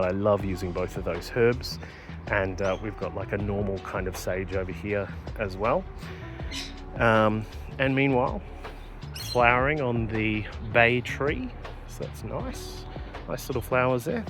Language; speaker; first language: English; native; English